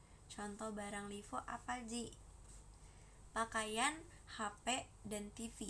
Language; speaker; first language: Indonesian; native; Indonesian